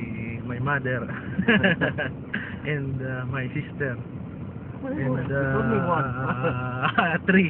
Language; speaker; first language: English; non-native, local second language; Filipino